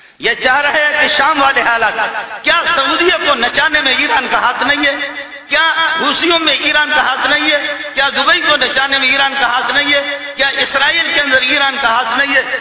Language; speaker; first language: Urdu; non-native, local second language; Baluchi